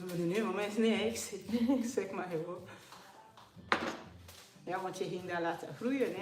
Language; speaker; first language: Dutch; non-native, fluent; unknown